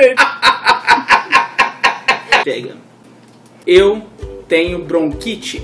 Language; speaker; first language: Portuguese; native; Portuguese